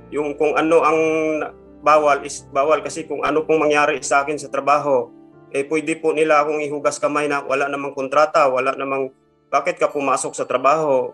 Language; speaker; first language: Filipino; non-native, local second language; Cebuano